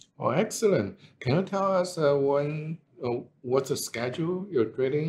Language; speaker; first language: English; non-native, fluent; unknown